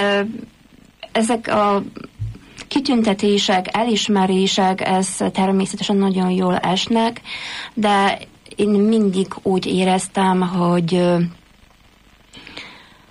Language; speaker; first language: Hungarian; non-native, fluent; Polish